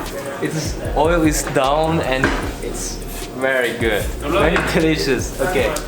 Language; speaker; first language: English; non-native, learner; Turkish